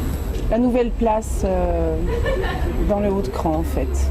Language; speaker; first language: French; native; French